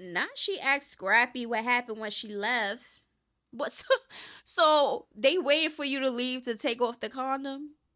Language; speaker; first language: English; native; English